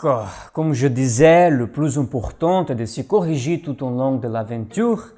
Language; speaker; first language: French; non-native, learner; Portuguese